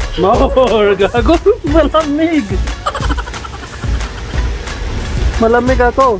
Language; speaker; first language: Filipino; non-native, learner; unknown